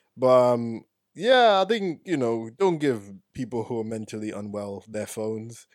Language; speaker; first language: English; native; English